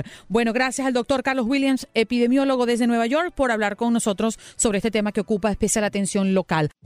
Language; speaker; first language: Spanish; native; Spanish